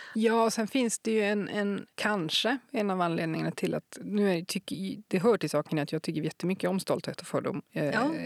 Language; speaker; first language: Swedish; native; Swedish